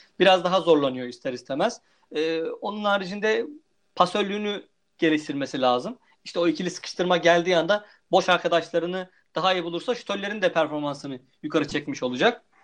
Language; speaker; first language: Turkish; native; Turkish